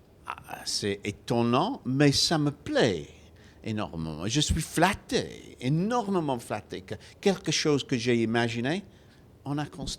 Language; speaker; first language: French; non-native, fluent; Welsh